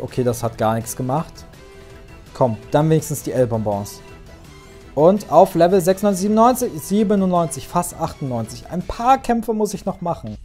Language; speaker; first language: German; native; German